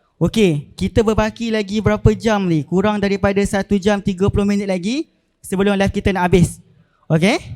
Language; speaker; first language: Malay; native; Malay